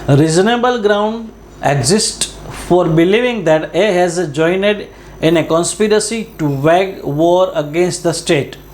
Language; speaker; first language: English; non-native, local second language; Gujarati